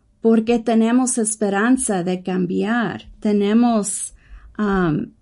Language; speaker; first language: Spanish; non-native, learner; English